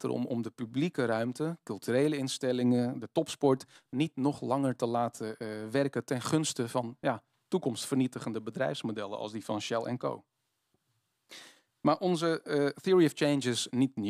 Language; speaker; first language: Dutch; native; Dutch